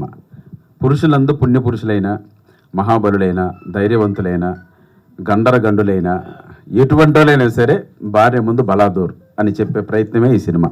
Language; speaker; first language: Telugu; native; Telugu